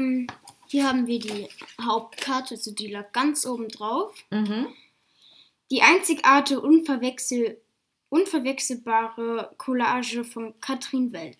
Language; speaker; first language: German; native; German